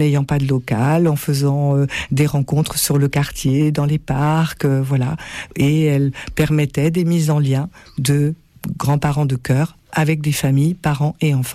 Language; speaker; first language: French; native; French